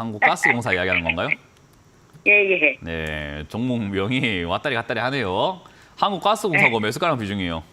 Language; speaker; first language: Korean; native; Korean